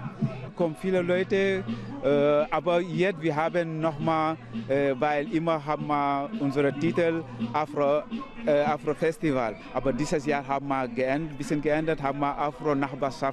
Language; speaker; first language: German; non-native, learner; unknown